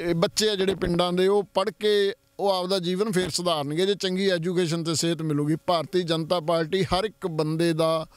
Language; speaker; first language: Punjabi; native; Punjabi